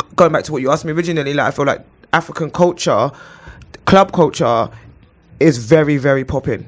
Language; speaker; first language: English; native; English